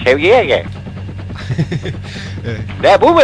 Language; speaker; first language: Turkish; native; Turkish